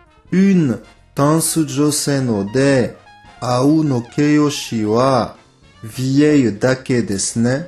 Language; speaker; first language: Japanese; non-native, fluent; French